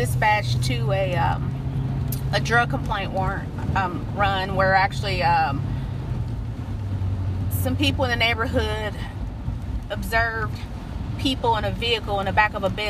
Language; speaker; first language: English; native; English